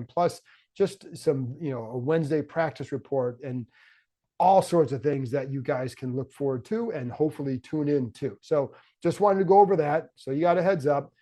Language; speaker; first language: English; native; English